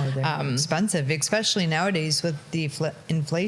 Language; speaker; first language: English; native; English